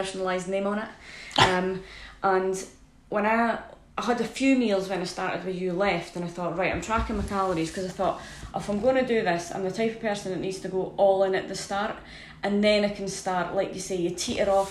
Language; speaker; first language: English; native; English